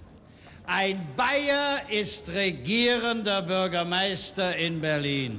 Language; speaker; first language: German; native; German